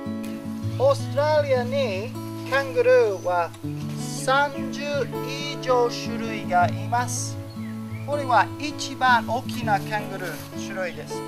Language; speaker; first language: Japanese; non-native, learner; English